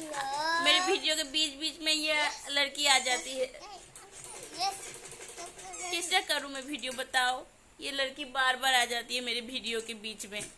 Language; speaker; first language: Hindi; non-native, local second language; Assamese